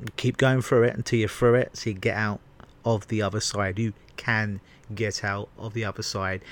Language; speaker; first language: English; native; English